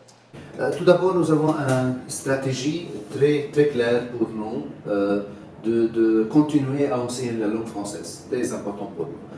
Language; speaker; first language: French; non-native, fluent; Arabic